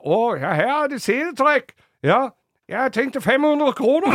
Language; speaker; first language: Norwegian; native; Norwegian